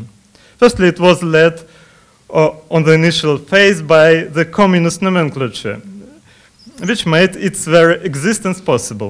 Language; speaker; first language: English; non-native, fluent; Russian